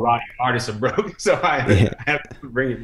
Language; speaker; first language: English; native; English